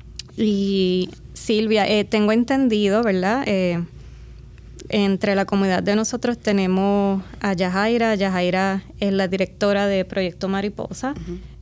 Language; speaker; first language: Spanish; native; Spanish